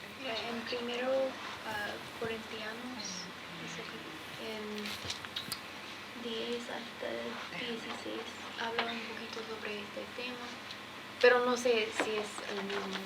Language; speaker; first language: Spanish; non-native, learner; English